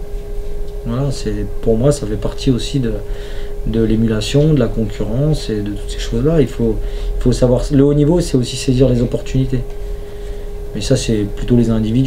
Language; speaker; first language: French; native; French